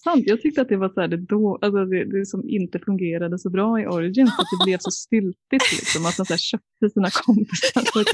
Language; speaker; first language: Swedish; native; Swedish